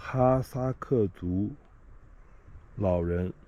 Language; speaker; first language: Chinese; native; Chinese